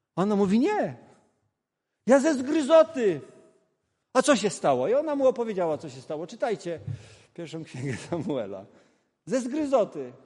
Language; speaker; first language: Polish; non-native, local second language; Kashubian